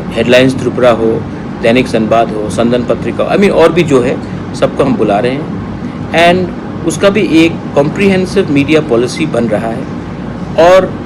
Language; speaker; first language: Hindi; non-native, local second language; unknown